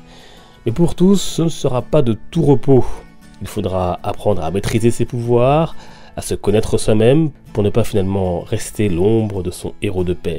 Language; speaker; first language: French; native; French